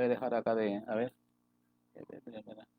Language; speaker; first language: Spanish; native; Spanish